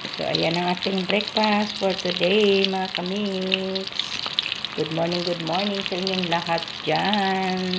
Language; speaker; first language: Filipino; non-native, local second language; Cebuano